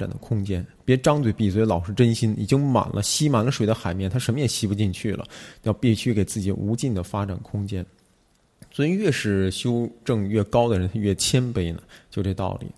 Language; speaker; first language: Chinese; native; Chinese